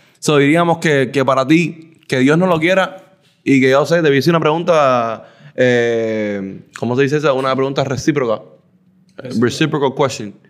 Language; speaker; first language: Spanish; early bilingual, heritage; Spanish